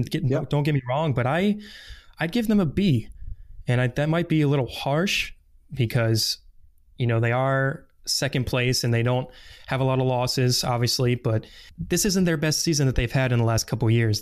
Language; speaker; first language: English; native; English